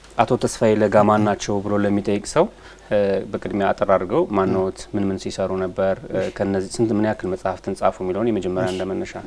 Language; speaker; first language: Amharic; native; Amharic